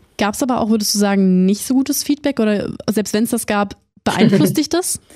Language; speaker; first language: German; native; German